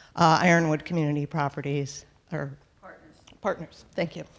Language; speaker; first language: English; native; English